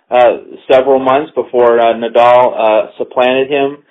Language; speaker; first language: English; native; English